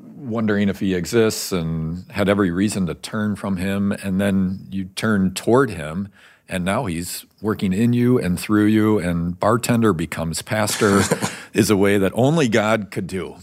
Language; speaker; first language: English; native; English